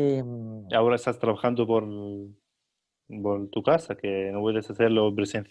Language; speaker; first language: Spanish; non-native, learner; Arabic